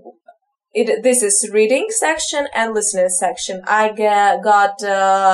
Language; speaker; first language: English; non-native, fluent; Ukrainian